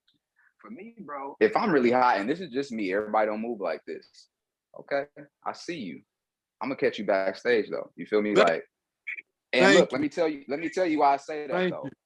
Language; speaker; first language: English; native; English